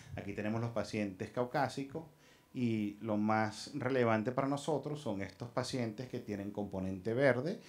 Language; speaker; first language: Spanish; early bilingual, heritage; Spanish